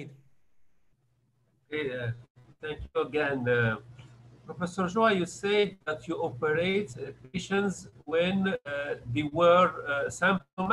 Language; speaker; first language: English; non-native, learner; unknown